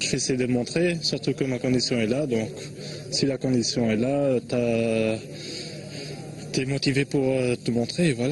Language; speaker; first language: French; native; French